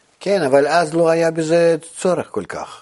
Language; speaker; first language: Hebrew; non-native, fluent; Russian